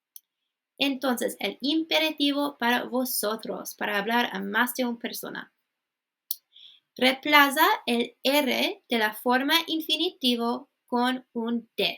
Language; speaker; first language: Spanish; non-native, fluent; English